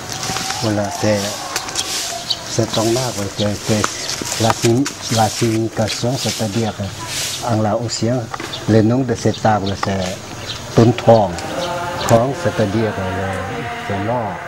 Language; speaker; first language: French; non-native, fluent; Lao